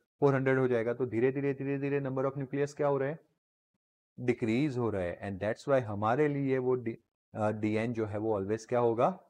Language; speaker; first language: Hindi; non-native, local second language; Gujarati